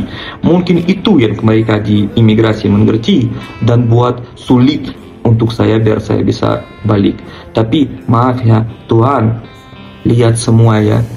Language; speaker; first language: Indonesian; non-native, learner; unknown